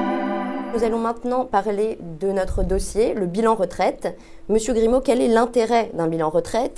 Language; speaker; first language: French; native; French